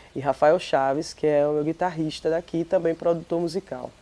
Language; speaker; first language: Portuguese; native; Portuguese